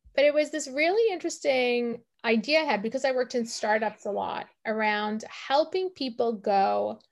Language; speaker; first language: English; native; English